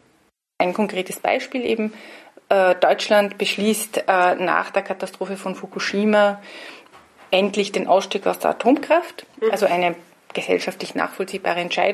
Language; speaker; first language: German; native; German